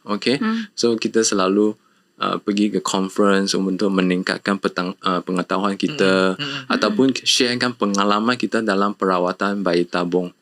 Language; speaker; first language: Malay; non-native, local second language; Chinese